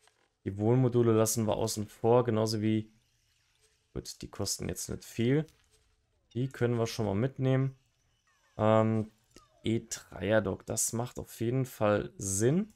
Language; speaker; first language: German; native; German